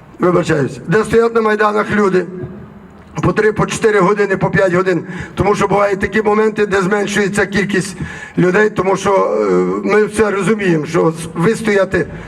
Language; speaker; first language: Ukrainian; native; Ukrainian